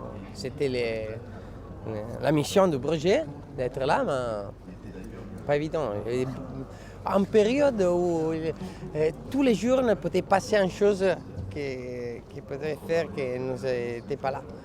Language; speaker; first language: French; non-native, fluent; Italian